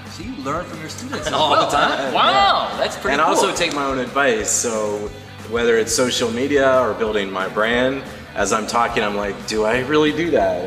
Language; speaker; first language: English; native; English